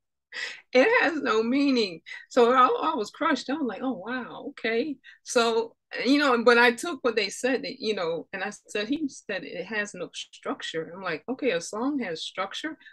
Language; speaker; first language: English; native; English